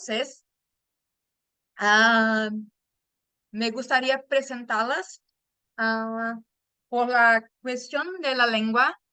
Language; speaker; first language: Spanish; non-native, fluent; Portuguese